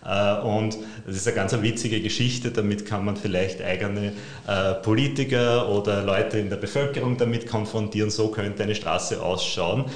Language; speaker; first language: German; native; German